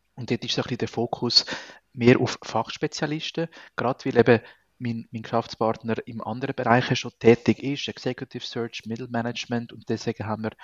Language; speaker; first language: German; non-native, fluent; Spanish